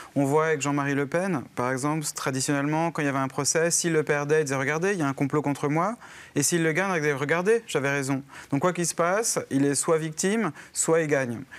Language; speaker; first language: French; native; French